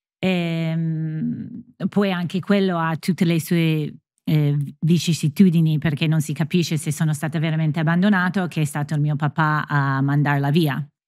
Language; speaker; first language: Italian; non-native, fluent; English